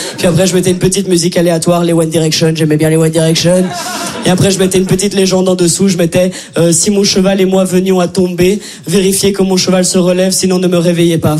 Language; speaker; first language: French; native; French